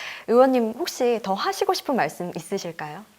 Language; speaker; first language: Korean; native; Korean